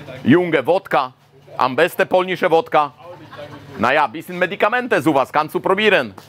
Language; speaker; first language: German; non-native, learner; Polish